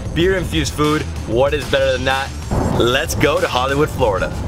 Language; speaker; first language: English; native; English